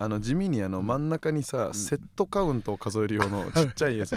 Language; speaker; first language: Japanese; native; Japanese